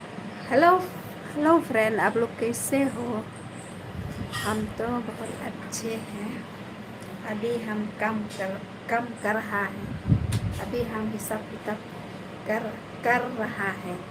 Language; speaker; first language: Hindi; non-native, local second language; Khasi